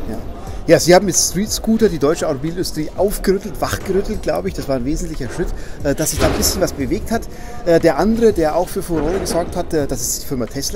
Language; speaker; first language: German; native; German